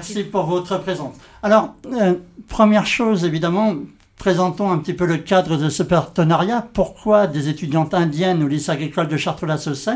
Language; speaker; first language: French; native; French